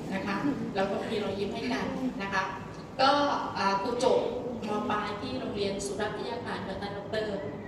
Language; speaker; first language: Thai; non-native, local second language; Northeastern Thai